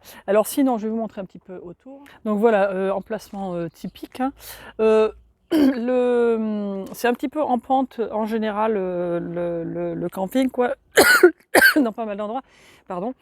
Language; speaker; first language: French; native; French